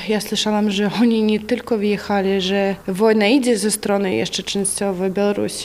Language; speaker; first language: Polish; non-native, learner; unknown